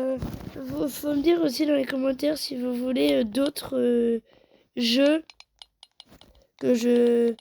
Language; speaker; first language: French; native; French